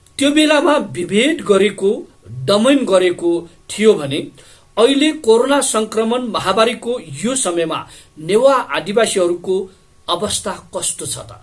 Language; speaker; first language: Nepali; non-native, local second language; Newari